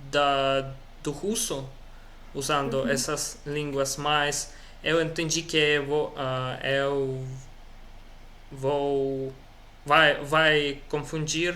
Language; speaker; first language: Portuguese; non-native, learner; Russian